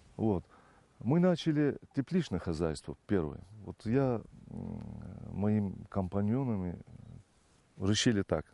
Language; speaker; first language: Russian; non-native, fluent; Turkish